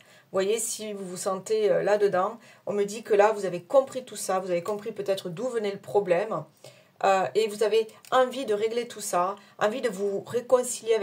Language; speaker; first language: French; native; French